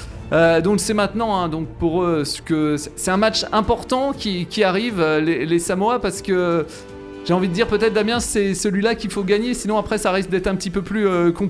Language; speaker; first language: French; native; French